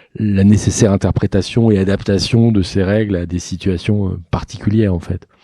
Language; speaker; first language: French; native; French